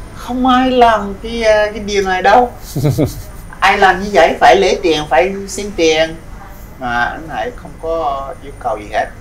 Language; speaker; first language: Vietnamese; non-native, fluent; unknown